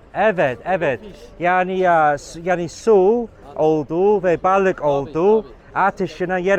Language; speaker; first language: Turkish; non-native, learner; English